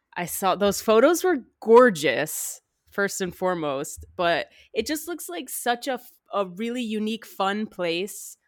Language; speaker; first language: English; native; English